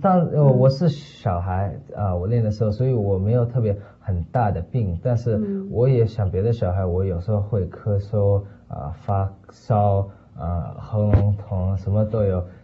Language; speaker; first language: Chinese; early bilingual, heritage; Chinese